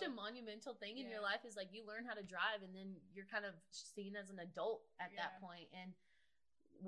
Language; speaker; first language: English; native; English